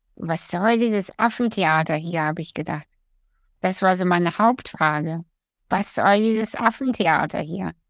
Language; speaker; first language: German; early bilingual, other home language; Russian